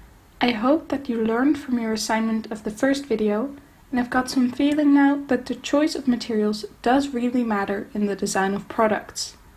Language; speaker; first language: English; non-native, fluent; Dutch